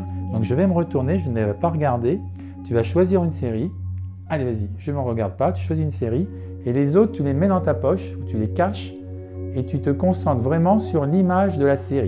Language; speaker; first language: French; native; French